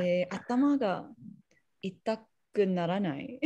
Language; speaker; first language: Japanese; non-native, learner; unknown